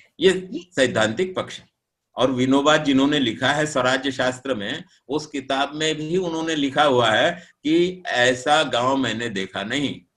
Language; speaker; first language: Hindi; non-native, local second language; Marathi